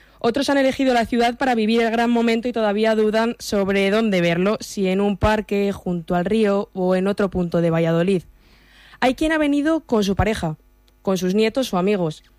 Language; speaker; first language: Spanish; native; Spanish